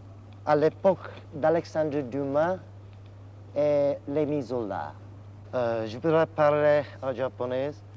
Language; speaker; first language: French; non-native, learner; Japanese